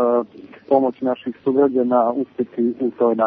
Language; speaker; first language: Serbian; native; Serbian